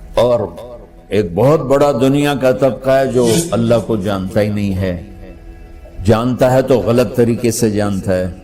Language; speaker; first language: Urdu; non-native, local second language; Punjabi